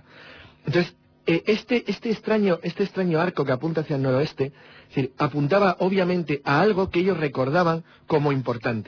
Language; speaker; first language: Spanish; native; Spanish